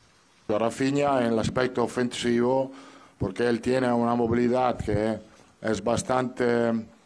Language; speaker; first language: Spanish; non-native, fluent; Italian